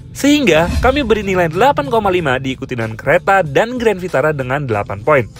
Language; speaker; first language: Indonesian; native; Indonesian